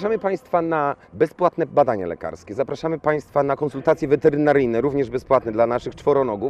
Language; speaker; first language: Polish; native; Polish